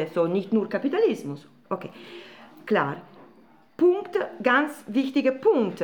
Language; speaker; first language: German; non-native, fluent; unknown